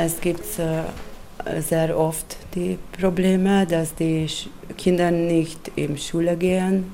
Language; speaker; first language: German; non-native, learner; Hungarian